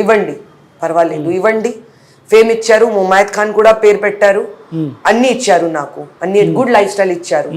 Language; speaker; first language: Telugu; non-native, learner; Hindi